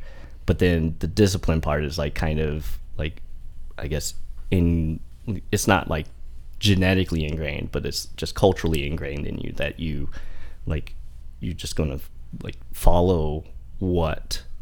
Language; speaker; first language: English; early bilingual, other home language; Vietnamese